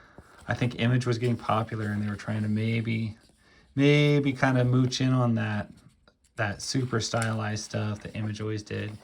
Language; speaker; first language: English; native; English